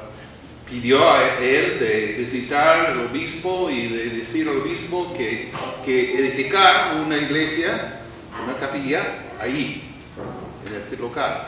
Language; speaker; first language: Spanish; non-native, fluent; English